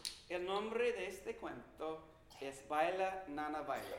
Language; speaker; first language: Spanish; non-native, learner; English